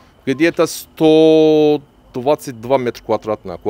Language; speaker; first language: Russian; non-native, learner; Turkish